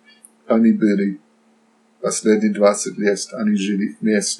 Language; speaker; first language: Russian; non-native, fluent; Slovak